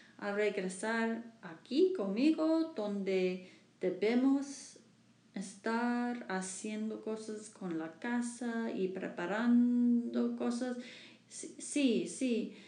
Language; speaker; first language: Spanish; non-native, learner; English